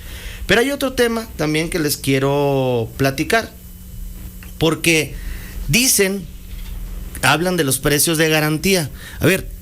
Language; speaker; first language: Spanish; native; Spanish